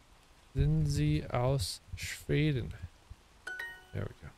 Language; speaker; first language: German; non-native, learner; English